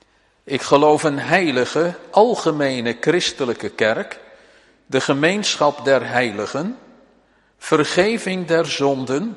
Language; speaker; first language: Dutch; native; Dutch